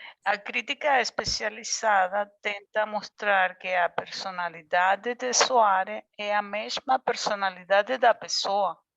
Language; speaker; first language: Portuguese; non-native, learner; Spanish